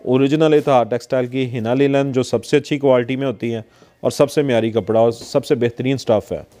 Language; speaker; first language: Urdu; non-native, local second language; Punjabi